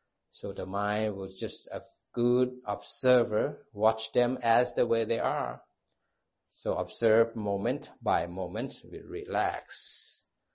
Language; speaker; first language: English; non-native, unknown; Thai